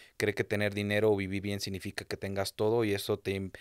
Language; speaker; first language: Spanish; native; Spanish